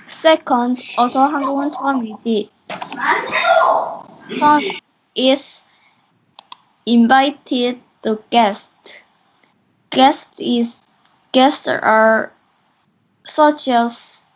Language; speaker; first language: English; non-native, learner; Korean